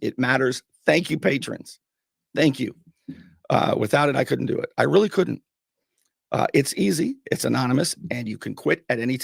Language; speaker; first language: English; native; English